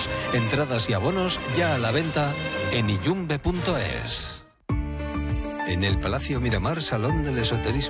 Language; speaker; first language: Spanish; native; Spanish